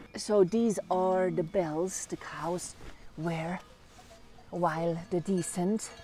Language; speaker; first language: English; non-native, fluent; Swiss German